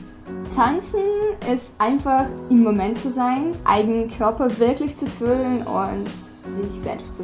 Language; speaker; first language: German; non-native, fluent; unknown